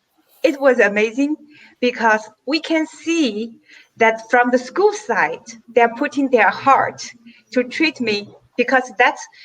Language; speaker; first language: English; non-native, fluent; Chinese